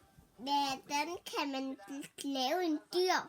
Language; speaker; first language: Danish; early bilingual, other home language; Vietnamese